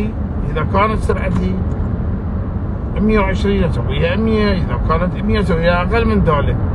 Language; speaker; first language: Arabic; native; Arabic